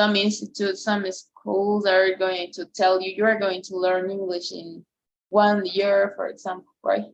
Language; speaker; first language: English; non-native, fluent; Spanish